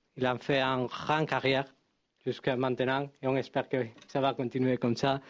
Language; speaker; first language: French; non-native, fluent; Spanish